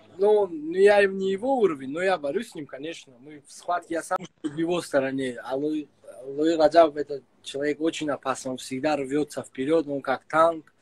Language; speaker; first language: Russian; non-native, local second language; Tajik